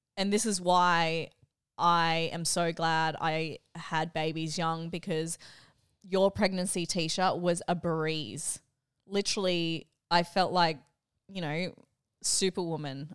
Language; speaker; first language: English; early bilingual, other home language; Filipino